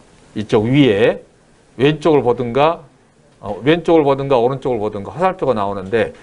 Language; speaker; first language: Korean; native; Korean